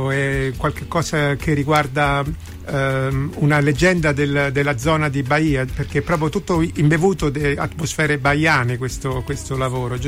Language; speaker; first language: Italian; native; Italian